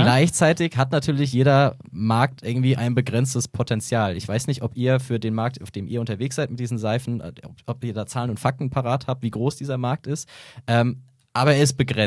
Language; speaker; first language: German; native; German